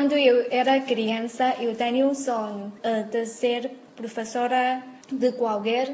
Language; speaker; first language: Portuguese; non-native, learner; Chinese